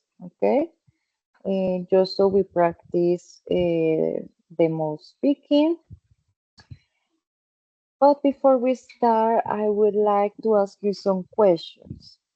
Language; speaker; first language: English; non-native, fluent; Spanish